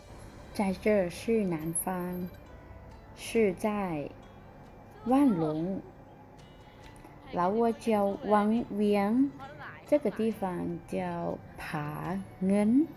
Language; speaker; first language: Chinese; non-native, learner; Lao